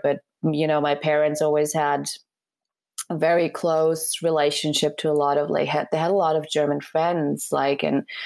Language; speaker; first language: English; non-native, fluent; Serbian